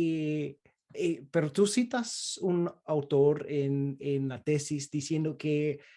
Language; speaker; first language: Spanish; non-native, fluent; English